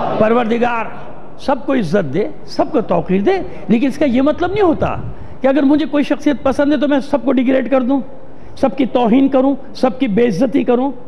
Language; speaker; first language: Urdu; native; Urdu